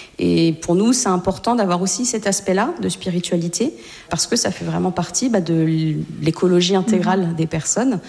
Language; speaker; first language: French; native; French